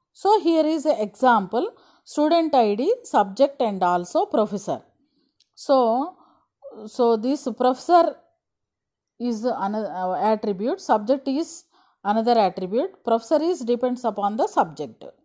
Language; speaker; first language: English; non-native, local second language; Telugu